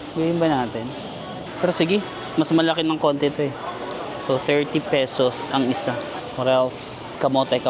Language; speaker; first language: Filipino; native; Filipino